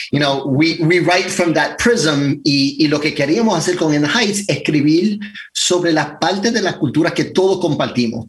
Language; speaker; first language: Spanish; early bilingual, other home language; English